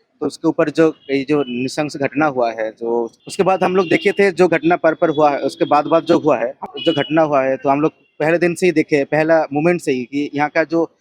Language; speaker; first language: Hindi; non-native, local second language; Bangla